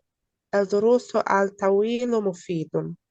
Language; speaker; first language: Arabic; non-native, learner; Bosnian